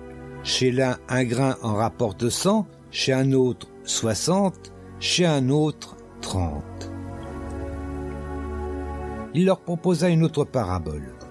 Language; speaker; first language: French; native; French